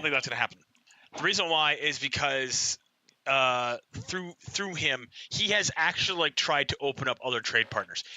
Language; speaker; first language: English; native; English